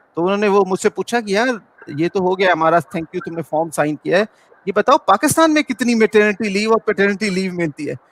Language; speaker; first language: Urdu; non-native, local second language; Sindhi